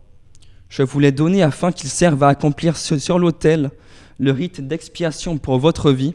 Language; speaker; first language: French; native; French